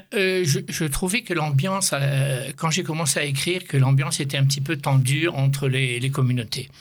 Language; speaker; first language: French; native; French